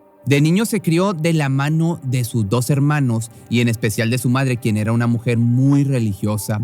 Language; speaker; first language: Spanish; native; Spanish